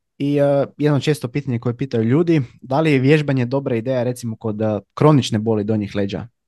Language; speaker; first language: Croatian; native; Croatian